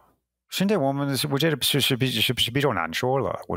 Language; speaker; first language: Chinese; non-native, fluent; English